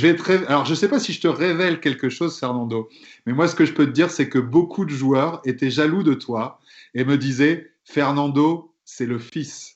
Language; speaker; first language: French; native; French